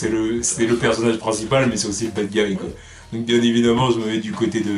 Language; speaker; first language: French; native; French